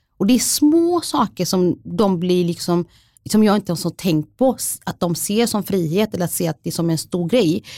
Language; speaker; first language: Swedish; early bilingual, other home language; Somali